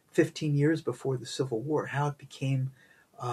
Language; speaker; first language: English; native; English